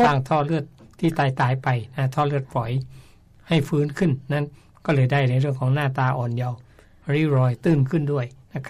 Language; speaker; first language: Thai; native; Thai